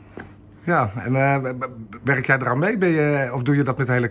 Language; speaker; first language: Dutch; native; Dutch